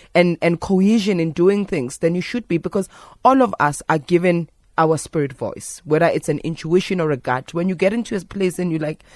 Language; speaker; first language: English; non-native, local second language; Zulu